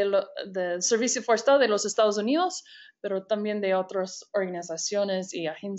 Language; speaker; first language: Spanish; non-native, fluent; English